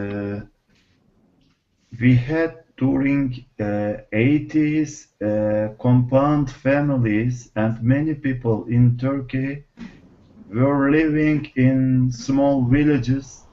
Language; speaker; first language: English; non-native, learner; Turkish